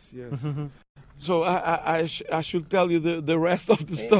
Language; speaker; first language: English; non-native, fluent; Portuguese